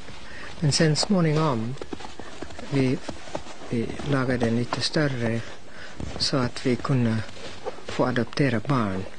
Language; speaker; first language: Swedish; non-native, fluent; English